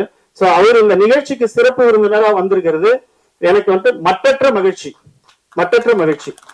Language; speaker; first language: Tamil; native; Tamil